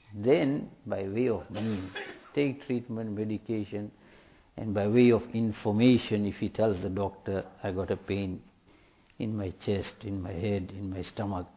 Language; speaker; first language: English; native; English